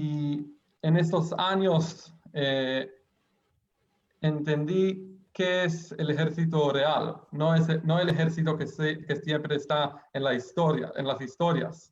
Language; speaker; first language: Spanish; non-native, fluent; Hebrew